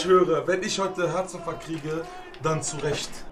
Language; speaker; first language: German; early bilingual, other home language; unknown